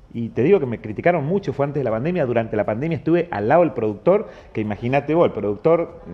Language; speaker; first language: Spanish; native; Spanish